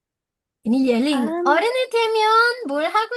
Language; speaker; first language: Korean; non-native, fluent; Indonesian